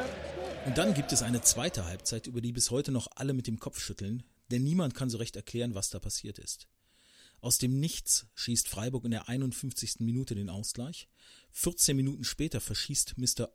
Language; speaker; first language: German; native; German